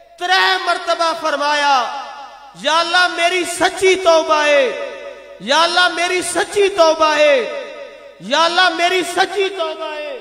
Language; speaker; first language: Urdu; non-native, local second language; Punjabi